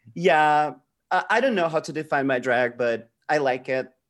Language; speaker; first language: English; non-native, fluent; Portuguese